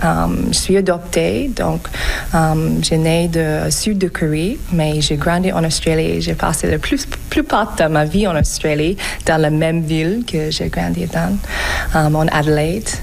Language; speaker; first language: French; non-native, learner; English